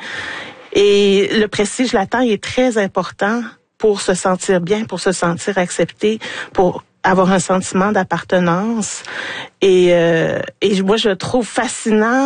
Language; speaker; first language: French; native; French